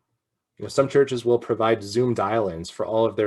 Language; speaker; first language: English; native; English